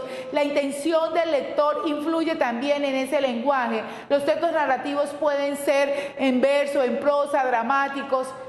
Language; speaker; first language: Spanish; native; Spanish